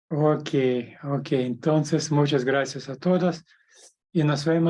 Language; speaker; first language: Spanish; non-native, learner; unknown